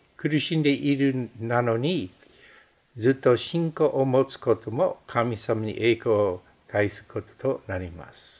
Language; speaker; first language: Japanese; non-native, fluent; English